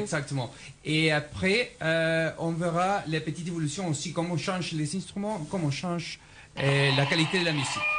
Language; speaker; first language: French; non-native, fluent; Spanish